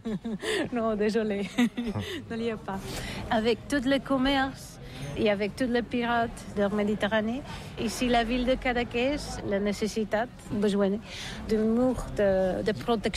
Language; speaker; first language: French; non-native, learner; Catalan